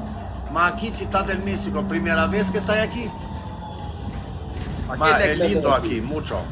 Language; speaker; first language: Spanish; non-native, learner; Albanian